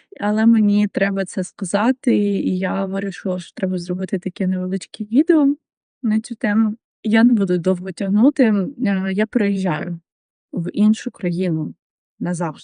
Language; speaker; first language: Ukrainian; native; Ukrainian